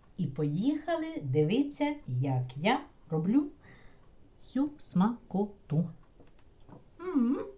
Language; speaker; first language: Ukrainian; non-native, local second language; Russian